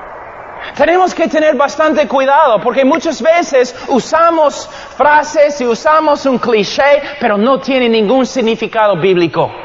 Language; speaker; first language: Spanish; non-native, fluent; English